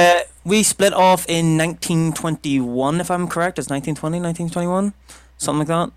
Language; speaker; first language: English; native; English